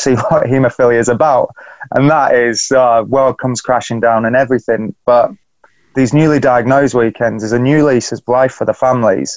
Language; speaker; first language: English; native; English